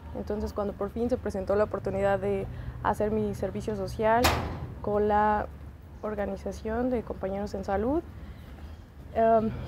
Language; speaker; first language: Spanish; native; Spanish